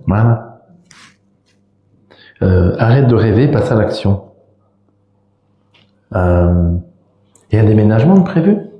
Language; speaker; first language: French; native; French